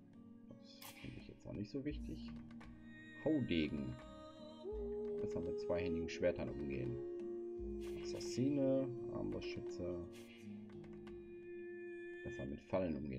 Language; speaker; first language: German; native; German